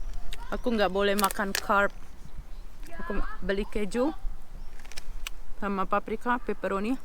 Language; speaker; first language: Indonesian; early bilingual, heritage; Indonesian